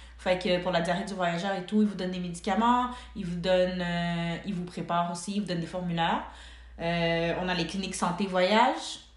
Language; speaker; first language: French; early bilingual, other home language; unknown